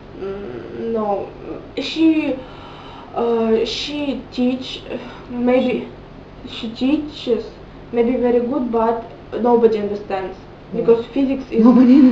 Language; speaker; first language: English; non-native, learner; Russian